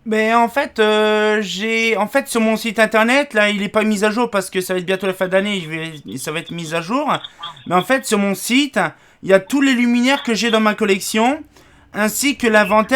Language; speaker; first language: French; native; French